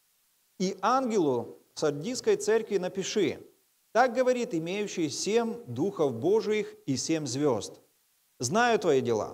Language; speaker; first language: Russian; native; Russian